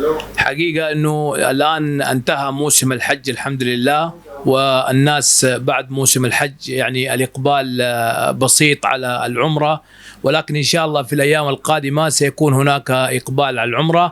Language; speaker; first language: Arabic; native; Arabic